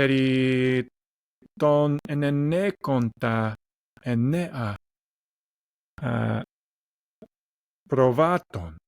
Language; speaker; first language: Greek; non-native, learner; English